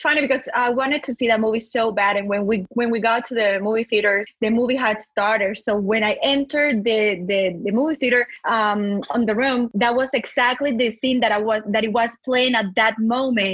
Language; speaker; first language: English; non-native, fluent; Spanish